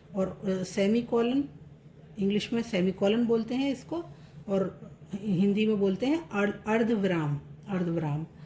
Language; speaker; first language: Hindi; native; Hindi